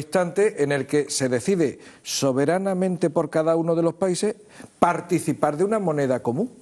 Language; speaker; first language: Spanish; native; Spanish